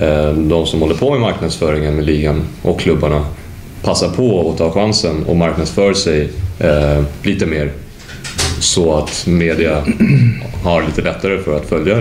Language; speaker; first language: Swedish; native; Swedish